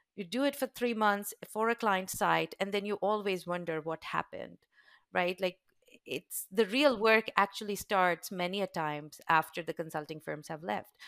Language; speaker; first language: English; non-native, local second language; Hindi